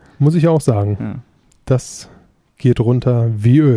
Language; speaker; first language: German; native; German